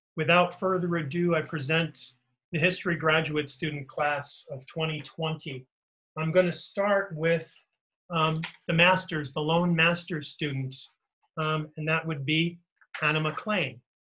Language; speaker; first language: English; native; English